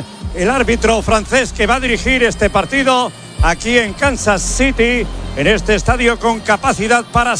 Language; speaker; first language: Spanish; native; Spanish